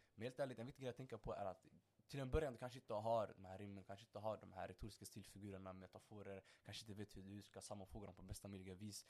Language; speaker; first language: Swedish; early bilingual, other home language; Somali